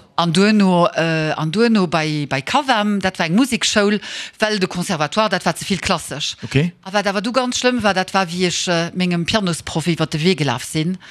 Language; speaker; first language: Luxembourgish; early bilingual, heritage; Luxembourgish